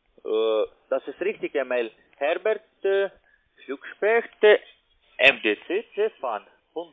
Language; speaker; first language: German; non-native, learner; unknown